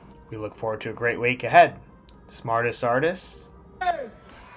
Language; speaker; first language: English; early bilingual, other home language; Spanish